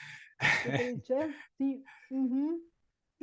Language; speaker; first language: Italian; non-native, fluent; Bulgarian